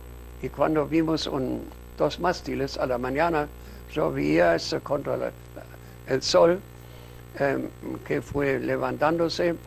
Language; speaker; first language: Spanish; non-native, fluent; German